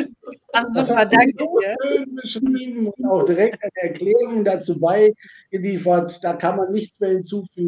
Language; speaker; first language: German; native; German